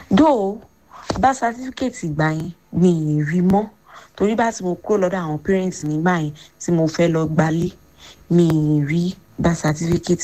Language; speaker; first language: Yoruba; non-native, local second language; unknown